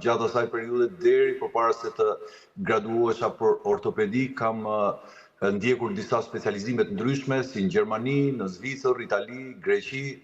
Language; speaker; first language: Albanian; native; Albanian